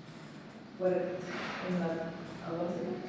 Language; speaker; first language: Spanish; non-native, learner; English